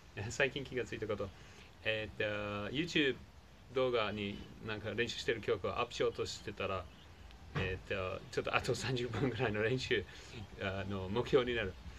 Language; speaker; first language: Japanese; non-native, fluent; English